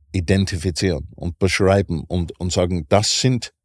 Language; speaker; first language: German; non-native, fluent; English